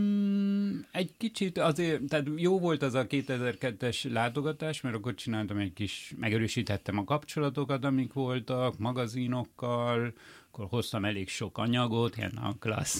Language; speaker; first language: Hungarian; early bilingual, heritage; Hungarian